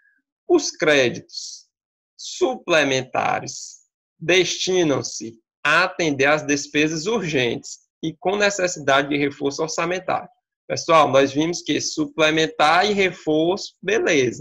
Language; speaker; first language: Portuguese; native; Portuguese